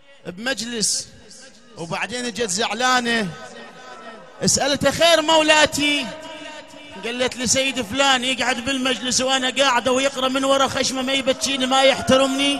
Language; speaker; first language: Arabic; native; Arabic